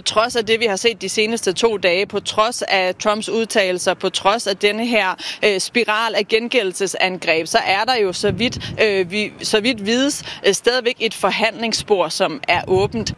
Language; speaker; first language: Danish; native; Danish